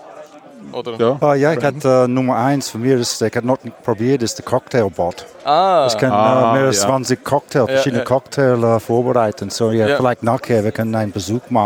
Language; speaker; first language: German; non-native, learner; English